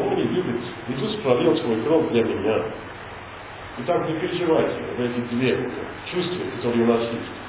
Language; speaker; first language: Russian; non-native, learner; English